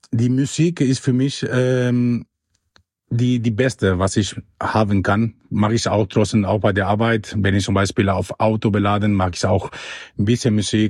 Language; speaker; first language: German; non-native, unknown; Spanish